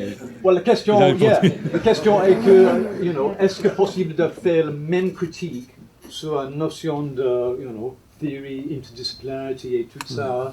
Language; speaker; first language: French; non-native, fluent; English